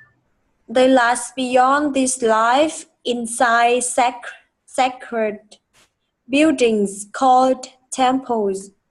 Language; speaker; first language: English; non-native, fluent; Vietnamese